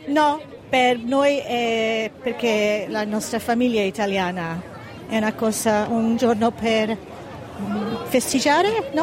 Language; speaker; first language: Italian; early bilingual, heritage; English